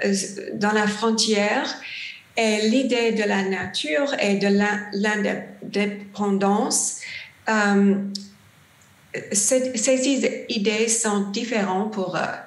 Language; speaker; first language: French; non-native, learner; English